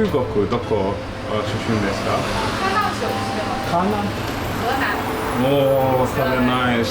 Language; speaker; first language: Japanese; non-native, learner; English